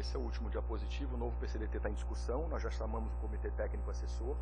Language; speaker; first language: Portuguese; native; Portuguese